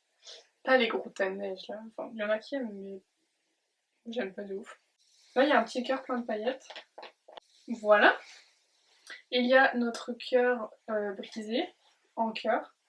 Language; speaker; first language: French; native; French